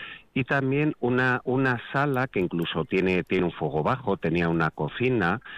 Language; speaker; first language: Spanish; native; Spanish